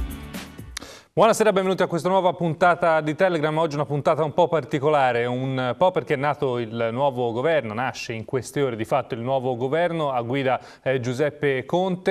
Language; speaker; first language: Italian; native; Italian